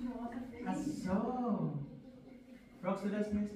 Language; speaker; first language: German; non-native, learner; Filipino